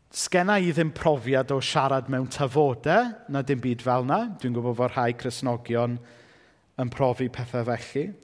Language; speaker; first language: Welsh; native; Welsh